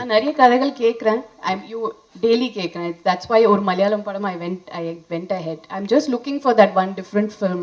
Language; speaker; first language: Tamil; non-native, fluent; Hindi